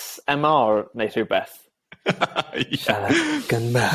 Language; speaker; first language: Welsh; non-native, learner; English